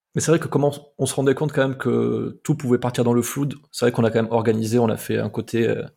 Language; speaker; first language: French; native; French